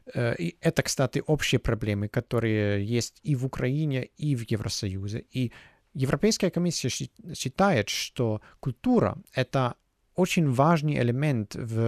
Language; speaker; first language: Russian; non-native, fluent; German